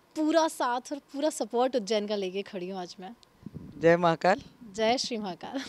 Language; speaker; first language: Hindi; native; Hindi